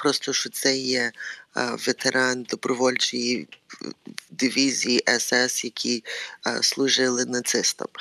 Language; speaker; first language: Ukrainian; early bilingual, heritage; Ukrainian